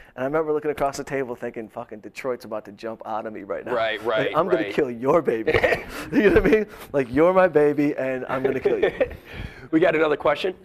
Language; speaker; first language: English; native; English